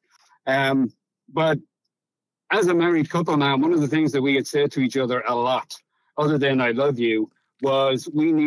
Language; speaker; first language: English; native; English